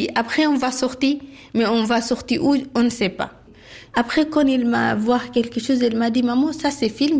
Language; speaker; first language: French; non-native, learner; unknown